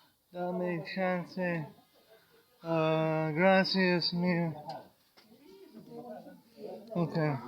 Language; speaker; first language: Spanish; non-native, learner; English